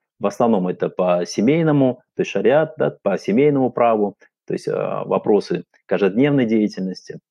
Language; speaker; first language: Russian; non-native, local second language; Uzbek